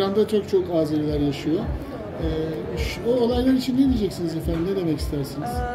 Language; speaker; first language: Turkish; native; Turkish